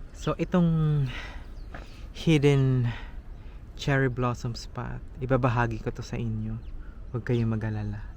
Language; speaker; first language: Filipino; native; Filipino